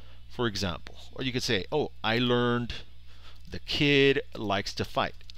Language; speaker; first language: English; early bilingual, other home language; Spanish